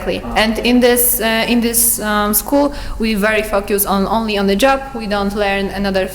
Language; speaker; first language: English; non-native, fluent; Polish